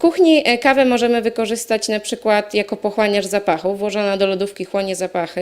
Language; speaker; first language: Polish; native; Polish